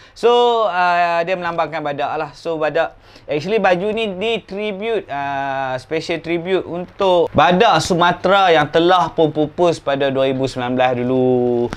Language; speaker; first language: Malay; native; Malay